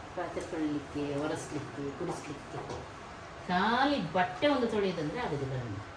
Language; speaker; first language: Kannada; non-native, local second language; Konkani